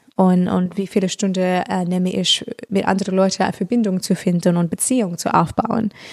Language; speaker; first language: German; non-native, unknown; English